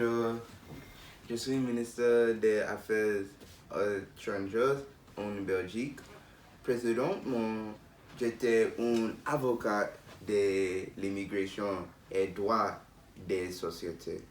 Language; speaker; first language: French; non-native, learner; English